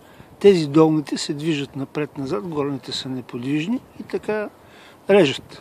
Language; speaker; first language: Bulgarian; native; Bulgarian